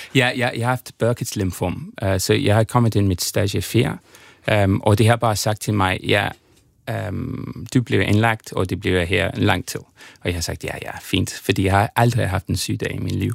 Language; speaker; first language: Danish; non-native, fluent; English